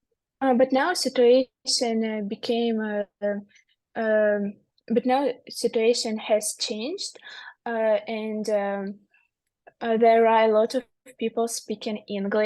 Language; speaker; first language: English; non-native, learner; Russian